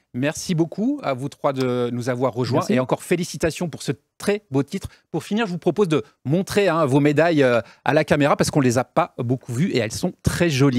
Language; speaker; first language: French; native; French